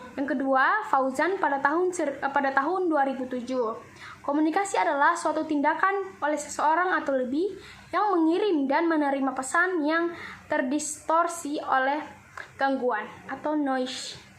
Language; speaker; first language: Indonesian; native; Indonesian